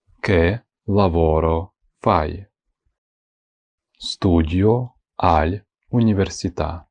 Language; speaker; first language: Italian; non-native, fluent; Ukrainian